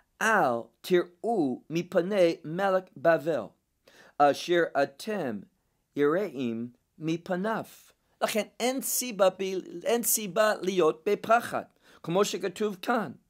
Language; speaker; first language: Hebrew; non-native, fluent; English